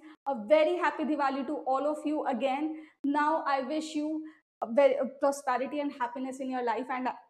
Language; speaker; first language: English; non-native, local second language; Hindi